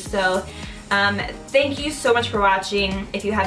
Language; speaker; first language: English; native; English